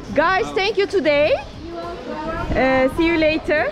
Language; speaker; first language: English; non-native, learner; Turkish